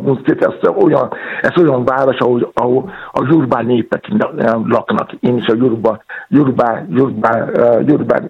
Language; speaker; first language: Hungarian; non-native, fluent; Yoruba